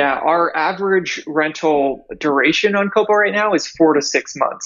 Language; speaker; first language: English; native; English